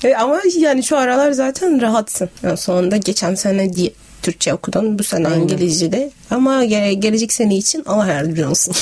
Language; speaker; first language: Turkish; non-native, fluent; Arabic